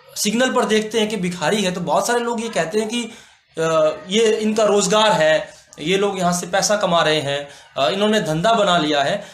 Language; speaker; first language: Hindi; native; Hindi